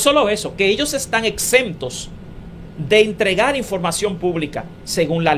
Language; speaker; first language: Spanish; native; Spanish